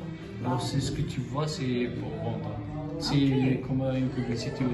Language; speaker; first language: French; non-native, local second language; Arabic